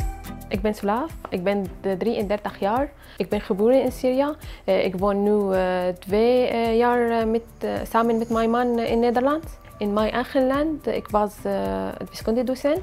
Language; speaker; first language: Dutch; non-native, learner; Arabic